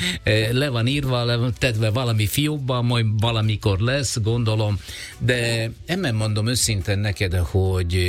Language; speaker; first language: Hungarian; non-native, learner; Italian